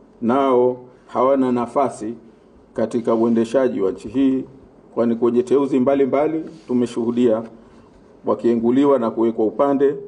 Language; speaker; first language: Swahili; native; Swahili